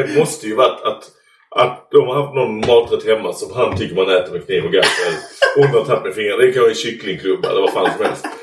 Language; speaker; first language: Swedish; native; Swedish